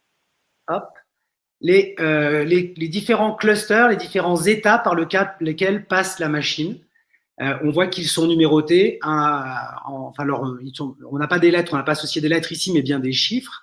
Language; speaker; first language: French; native; French